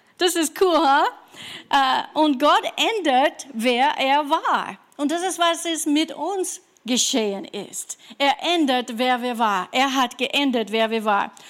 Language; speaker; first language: German; non-native, fluent; English